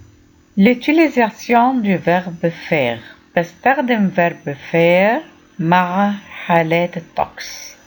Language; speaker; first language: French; non-native, fluent; Arabic